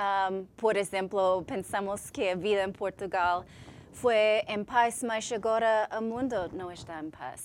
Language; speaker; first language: Portuguese; non-native, learner; English